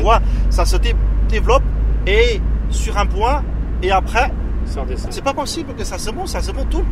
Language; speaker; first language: French; non-native, fluent; Chinese